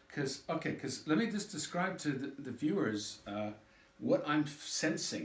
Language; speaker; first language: English; native; English